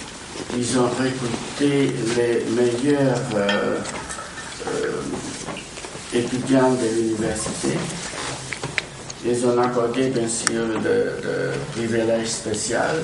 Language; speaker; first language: French; non-native, fluent; Romanian